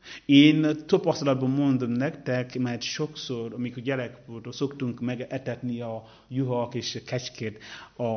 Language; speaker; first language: Hungarian; non-native, learner; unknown